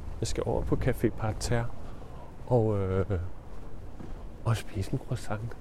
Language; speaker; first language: Danish; non-native, learner; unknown